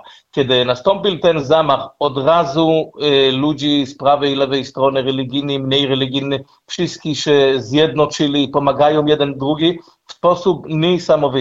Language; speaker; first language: Polish; non-native, learner; Hebrew